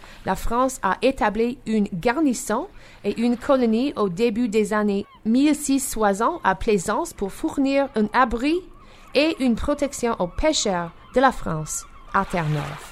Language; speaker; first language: French; non-native, local second language; English